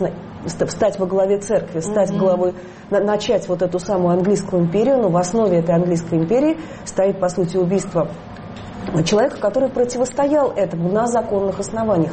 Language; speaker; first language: Russian; native; Russian